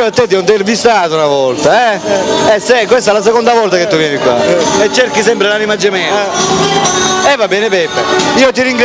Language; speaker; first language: Italian; native; Italian